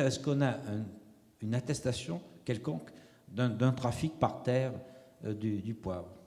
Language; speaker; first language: French; native; French